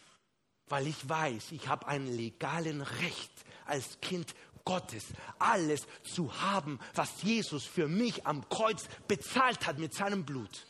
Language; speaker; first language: German; non-native, fluent; Spanish